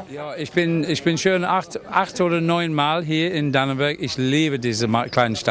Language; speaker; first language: German; non-native, learner; English